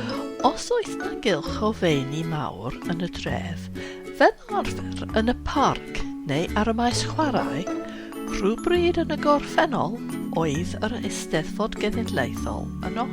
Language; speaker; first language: Welsh; non-native, fluent; English